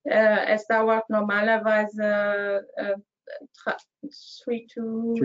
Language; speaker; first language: German; non-native, learner; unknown